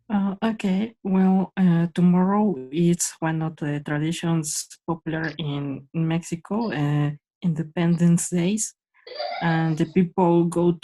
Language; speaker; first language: English; non-native, learner; Spanish